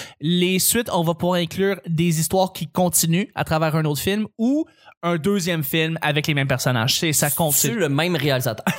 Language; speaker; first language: French; native; French